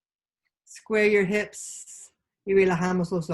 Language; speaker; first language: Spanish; non-native, learner; English